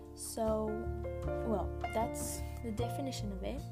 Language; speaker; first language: English; non-native, fluent; French